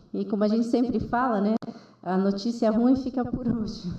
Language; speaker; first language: Portuguese; non-native, local second language; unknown